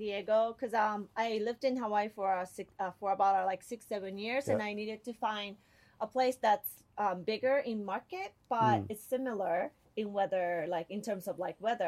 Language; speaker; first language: English; non-native, fluent; Japanese